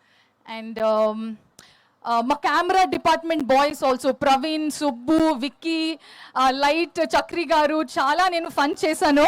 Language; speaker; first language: Telugu; non-native, learner; Kannada